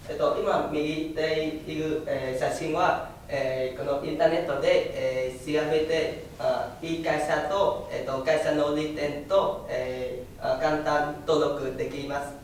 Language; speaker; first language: Japanese; non-native, learner; Vietnamese